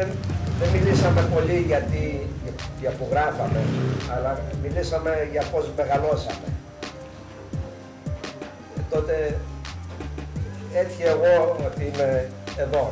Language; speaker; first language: Greek; early bilingual, heritage; Greek